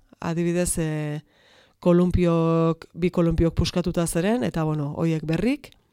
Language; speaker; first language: Basque; native; Basque